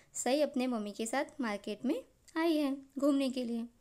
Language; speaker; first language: Hindi; non-native, local second language; Marathi